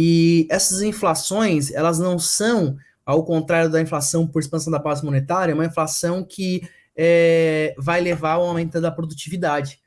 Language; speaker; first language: Portuguese; native; Portuguese